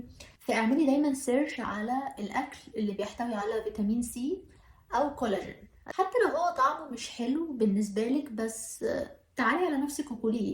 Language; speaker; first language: Arabic; native; Arabic